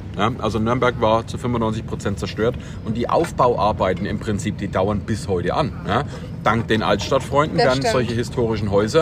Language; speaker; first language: German; native; German